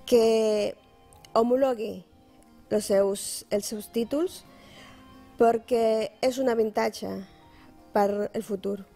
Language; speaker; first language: Catalan; non-native, fluent; Spanish